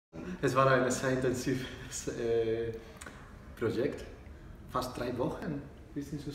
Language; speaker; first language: German; non-native, learner; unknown